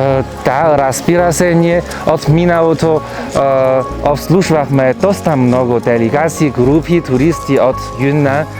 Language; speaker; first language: Bulgarian; non-native, fluent; Chinese